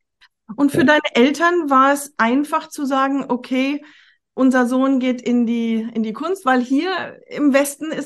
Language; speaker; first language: German; native; German